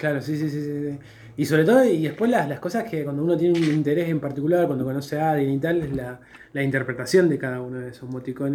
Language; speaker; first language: Spanish; native; Spanish